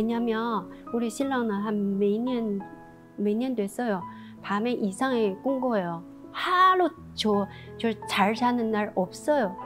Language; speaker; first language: Korean; non-native, learner; Chinese